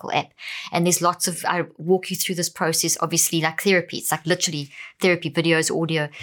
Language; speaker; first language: English; native; English